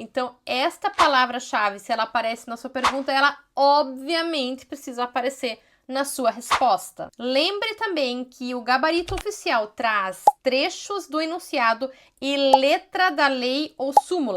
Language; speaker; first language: Portuguese; native; Portuguese